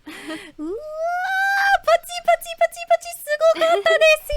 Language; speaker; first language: Japanese; non-native, learner; English